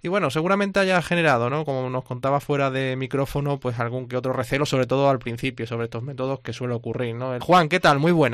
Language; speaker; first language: Spanish; native; Spanish